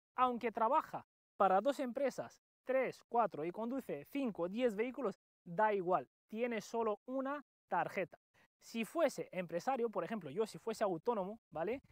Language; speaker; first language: Spanish; non-native, fluent; Romanian